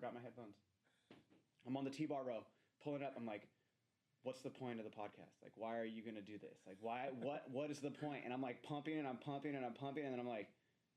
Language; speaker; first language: English; native; English